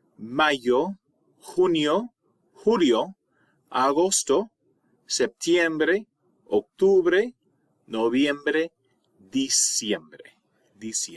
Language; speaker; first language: Spanish; non-native, fluent; English